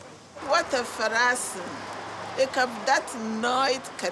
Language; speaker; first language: Dutch; non-native, learner; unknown